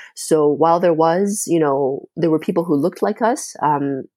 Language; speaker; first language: English; non-native, fluent; Chinese